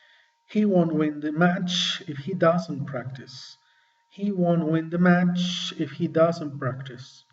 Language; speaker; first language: English; non-native, fluent; Spanish